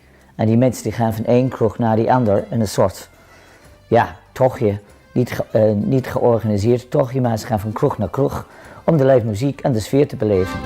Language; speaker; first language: Dutch; non-native, fluent; English